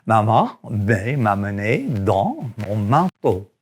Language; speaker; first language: French; non-native, fluent; English